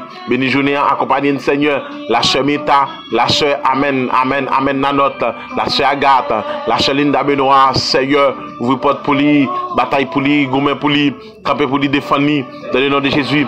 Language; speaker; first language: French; non-native, local second language; Haitian Creole